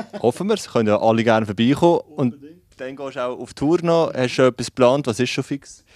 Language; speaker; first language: German; native; German